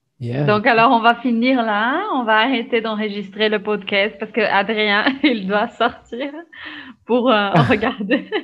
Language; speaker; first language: French; non-native, fluent; Portuguese